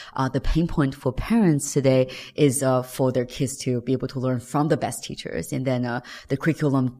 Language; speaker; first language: English; non-native, fluent; Chinese